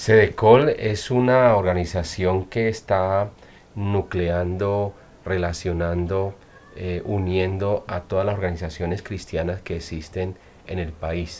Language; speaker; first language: Spanish; native; Spanish